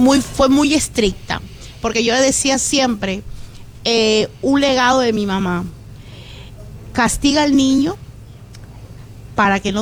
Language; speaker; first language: Spanish; native; Spanish